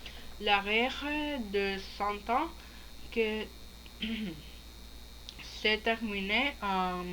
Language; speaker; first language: French; non-native, learner; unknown